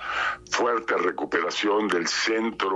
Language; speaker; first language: Spanish; native; Spanish